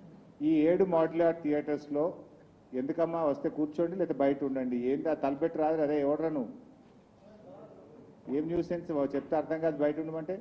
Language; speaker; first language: Telugu; native; Telugu